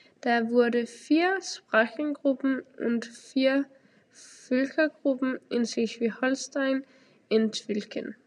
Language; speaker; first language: German; non-native, learner; Danish